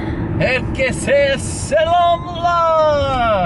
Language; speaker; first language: Turkish; non-native, learner; English